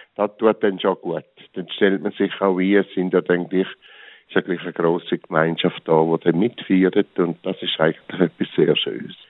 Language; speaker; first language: German; native; German